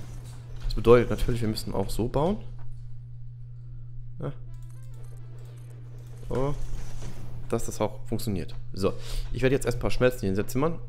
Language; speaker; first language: German; native; German